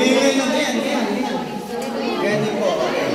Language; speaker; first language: Filipino; native; Filipino